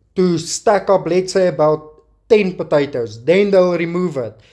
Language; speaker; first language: English; non-native, local second language; Afrikaans